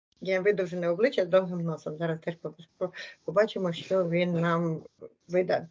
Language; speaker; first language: Ukrainian; native; Ukrainian